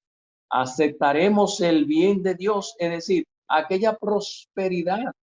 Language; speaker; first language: Spanish; native; Spanish